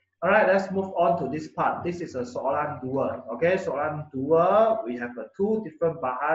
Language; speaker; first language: English; non-native, local second language; Chinese